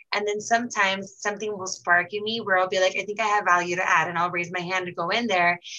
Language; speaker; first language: English; early bilingual, heritage; Portuguese